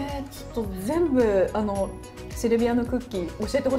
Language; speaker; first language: Japanese; native; Japanese